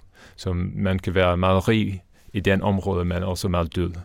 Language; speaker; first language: Danish; non-native, fluent; English